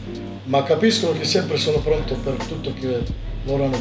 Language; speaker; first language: Italian; non-native, fluent; Serbian